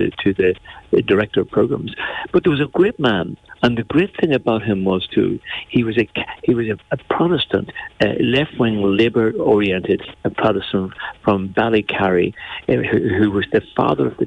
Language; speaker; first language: English; native; English